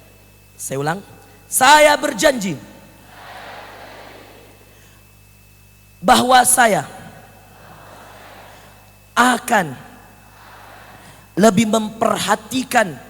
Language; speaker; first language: Indonesian; native; Indonesian